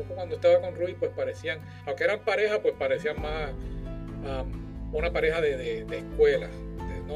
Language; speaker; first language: Spanish; native; Spanish